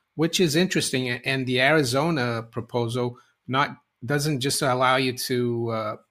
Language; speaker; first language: English; non-native, fluent; Portuguese